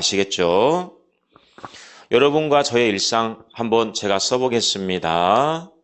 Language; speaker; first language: Korean; native; Korean